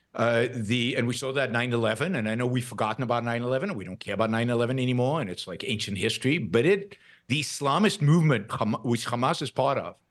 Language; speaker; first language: English; non-native, fluent; Hebrew